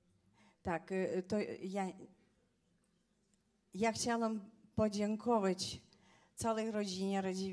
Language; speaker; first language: Polish; non-native, learner; Lithuanian